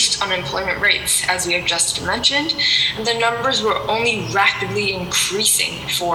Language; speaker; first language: English; non-native, local second language; Cantonese